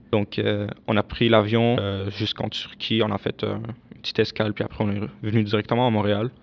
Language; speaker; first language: French; early bilingual, other home language; Arabic